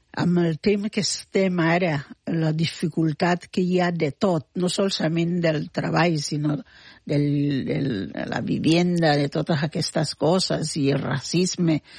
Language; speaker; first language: Catalan; non-native, fluent; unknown